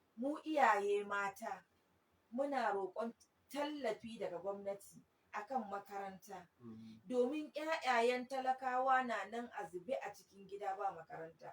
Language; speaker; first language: Hausa; non-native, local second language; Fula